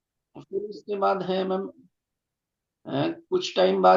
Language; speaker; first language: Hindi; native; Hindi